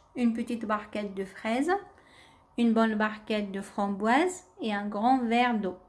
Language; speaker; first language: French; non-native, local second language; Arabic